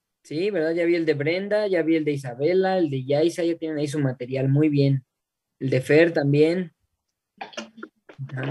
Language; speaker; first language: Spanish; native; Spanish